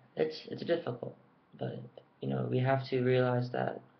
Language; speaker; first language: English; native; English